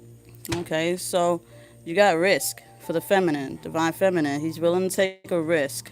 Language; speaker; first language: English; native; English